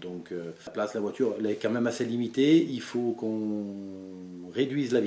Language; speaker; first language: French; native; French